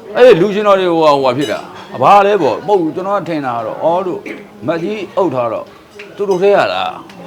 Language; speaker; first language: Burmese; native; Burmese